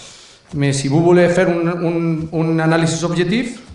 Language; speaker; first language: French; non-native, learner; Spanish